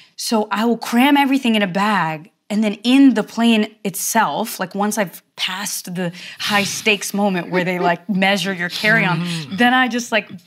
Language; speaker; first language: English; early bilingual, other home language; Portuguese